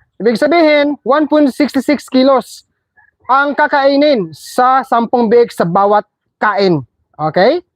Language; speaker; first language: Filipino; non-native, local second language; Cebuano